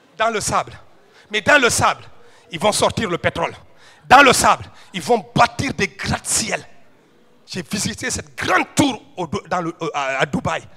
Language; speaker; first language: French; non-native, local second language; Wolof